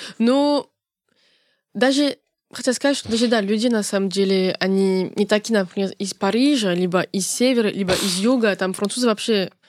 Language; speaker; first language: Russian; non-native, fluent; French